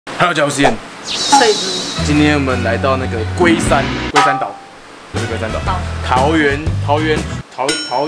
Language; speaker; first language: Chinese; native; Chinese